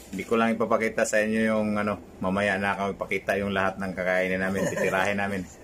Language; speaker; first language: Filipino; non-native, local second language; Waray